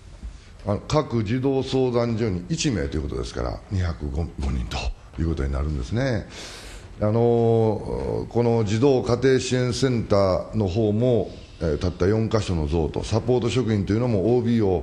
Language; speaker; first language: Japanese; native; Japanese